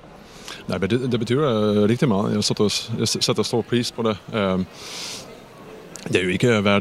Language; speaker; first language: Danish; non-native, fluent; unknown